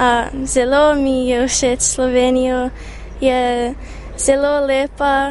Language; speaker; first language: Slovenian; early bilingual, heritage; English